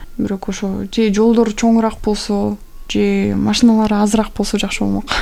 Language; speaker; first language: Kyrgyz; non-native, local second language; Russian